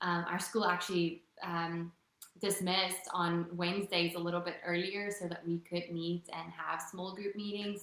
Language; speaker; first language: English; non-native, local second language; Afrikaans